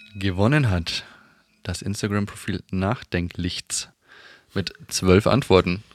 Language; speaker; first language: German; native; German